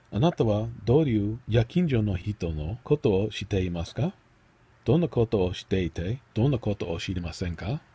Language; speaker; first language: Japanese; non-native, learner; English